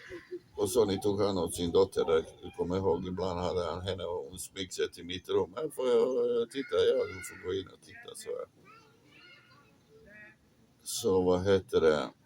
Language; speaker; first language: Swedish; non-native, fluent; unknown